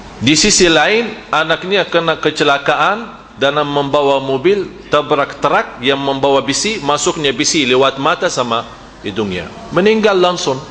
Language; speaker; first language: Malay; non-native, fluent; Arabic